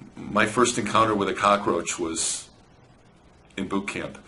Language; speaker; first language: English; native; English